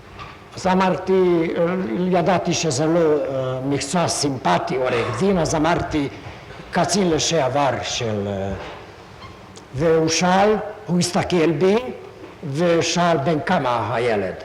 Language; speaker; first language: Hebrew; non-native, fluent; Hungarian